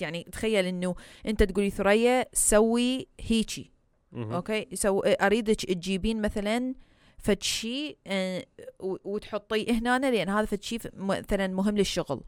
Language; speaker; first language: Arabic; early bilingual, heritage; Arabic